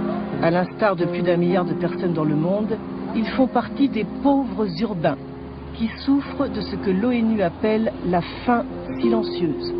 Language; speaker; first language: French; native; French